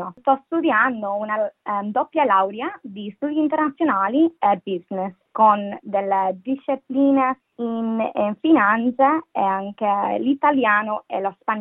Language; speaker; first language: Italian; non-native, fluent; English